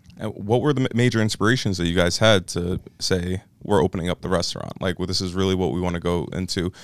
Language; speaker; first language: English; native; English